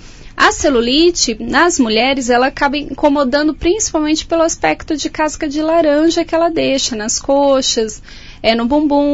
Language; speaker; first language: Portuguese; native; Portuguese